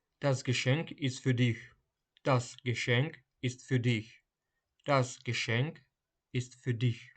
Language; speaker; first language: German; non-native, fluent; Ukrainian